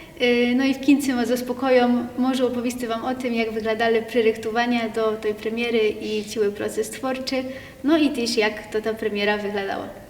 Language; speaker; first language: Polish; non-native, local second language; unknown